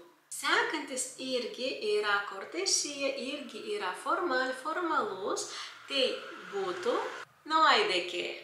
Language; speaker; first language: Lithuanian; non-native, local second language; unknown